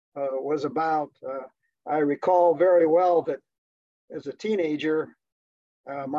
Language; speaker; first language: English; native; English